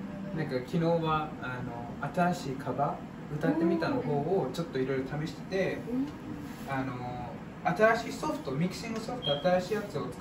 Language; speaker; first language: Japanese; non-native, fluent; English